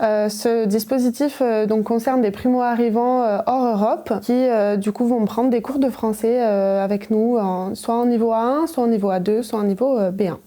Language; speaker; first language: French; native; French